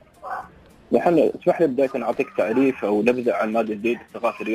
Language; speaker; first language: Arabic; native; Arabic